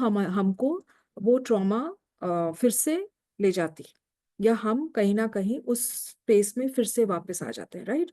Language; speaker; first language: Hindi; native; Hindi